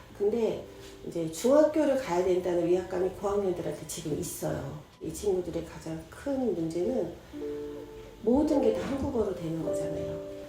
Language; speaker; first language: Korean; native; Korean